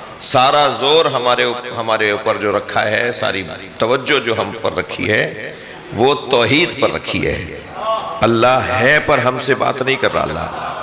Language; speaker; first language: Urdu; native; Urdu